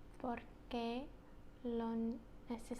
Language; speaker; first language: Spanish; non-native, learner; English